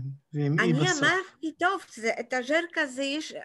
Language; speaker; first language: Hebrew; non-native, learner; Polish